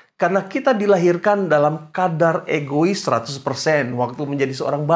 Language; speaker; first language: Indonesian; native; Indonesian